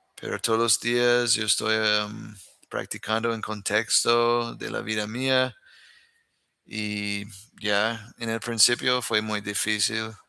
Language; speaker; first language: Spanish; non-native, learner; English